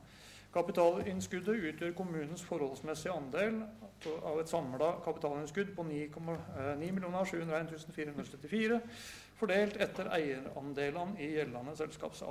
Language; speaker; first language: Norwegian; native; Norwegian